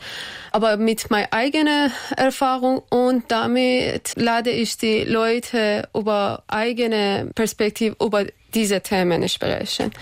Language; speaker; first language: German; non-native, learner; Persian